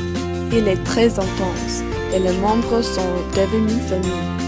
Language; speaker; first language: French; non-native, learner; English